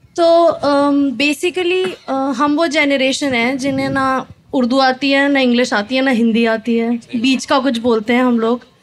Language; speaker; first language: Hindi; native; Hindi